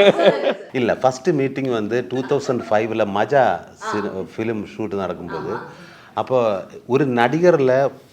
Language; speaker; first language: Tamil; non-native, learner; Malayalam